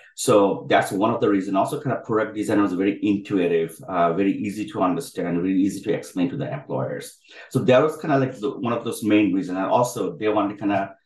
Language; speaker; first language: English; non-native, local second language; Bangla